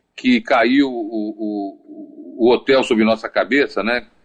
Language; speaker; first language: Portuguese; native; Portuguese